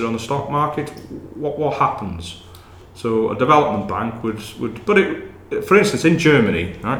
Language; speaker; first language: English; native; English